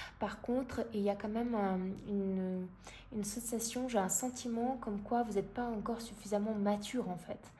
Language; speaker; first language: French; non-native, fluent; Russian